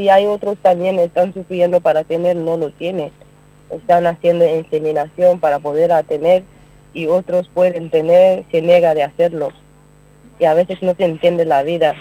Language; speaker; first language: Spanish; non-native, learner; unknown